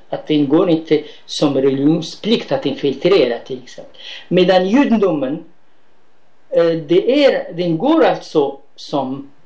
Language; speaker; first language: Swedish; non-native, fluent; Arabic